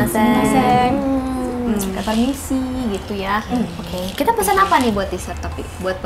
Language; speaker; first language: Indonesian; native; Indonesian